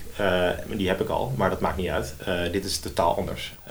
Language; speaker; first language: Dutch; native; Dutch